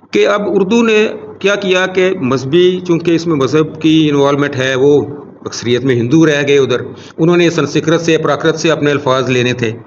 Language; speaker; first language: Urdu; non-native, local second language; Punjabi